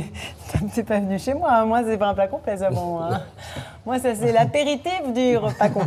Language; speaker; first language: French; native; French